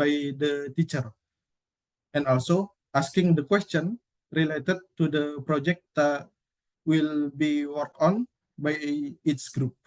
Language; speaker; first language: English; non-native, learner; Indonesian